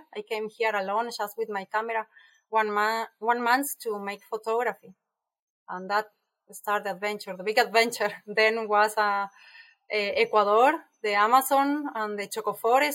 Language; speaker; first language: English; non-native, fluent; Spanish